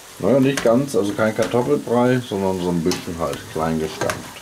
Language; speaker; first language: German; native; German